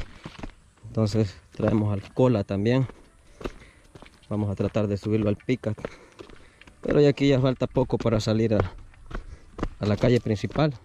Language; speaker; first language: Spanish; native; Spanish